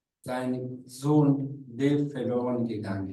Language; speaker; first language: German; non-native, fluent; Rundi